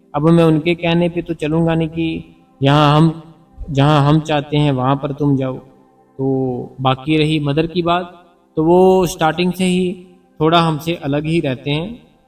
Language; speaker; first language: Hindi; non-native, local second language; Punjabi